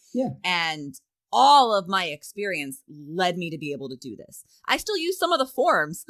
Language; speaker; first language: English; native; English